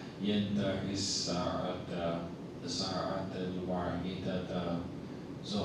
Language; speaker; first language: Arabic; non-native, learner; Urdu